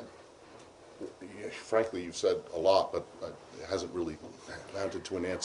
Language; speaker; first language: English; native; English